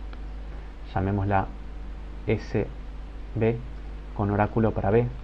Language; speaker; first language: Spanish; native; Spanish